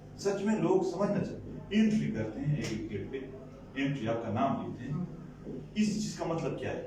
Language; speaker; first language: Urdu; non-native, local second language; Pashto